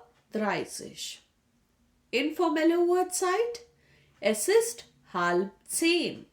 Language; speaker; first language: German; non-native, fluent; Hindi